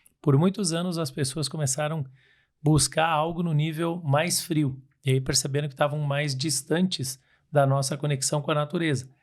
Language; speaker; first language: Portuguese; native; Portuguese